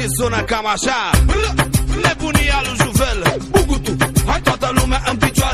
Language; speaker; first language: Romanian; native; Romanian